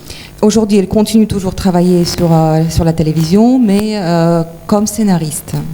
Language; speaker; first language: French; non-native, fluent; Ukrainian